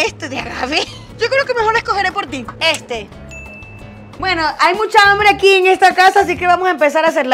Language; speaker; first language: Spanish; native; Spanish